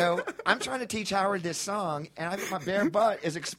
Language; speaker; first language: English; native; English